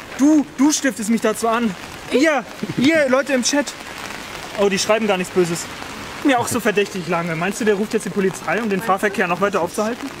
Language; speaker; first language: German; native; German